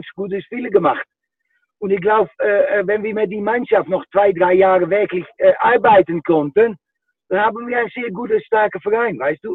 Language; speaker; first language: German; non-native, fluent; Dutch